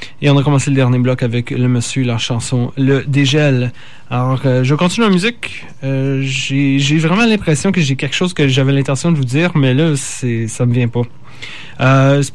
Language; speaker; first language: French; native; French